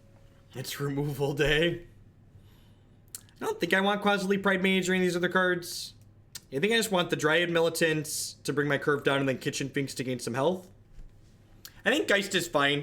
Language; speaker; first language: English; native; English